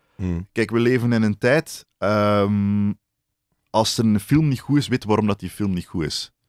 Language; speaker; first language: Dutch; native; Dutch